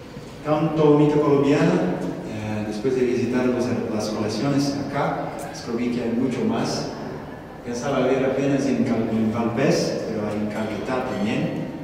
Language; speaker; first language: Spanish; non-native, learner; Portuguese